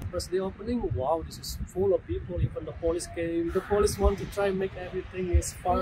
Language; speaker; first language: English; non-native, learner; Indonesian